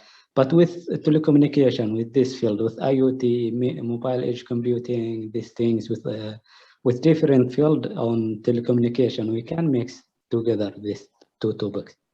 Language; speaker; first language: English; non-native, learner; Arabic